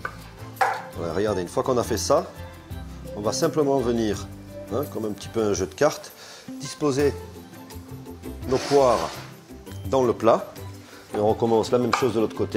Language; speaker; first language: French; native; French